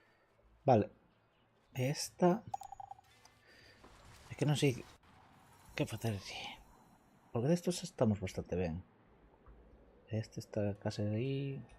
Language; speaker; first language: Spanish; non-native, local second language; Galician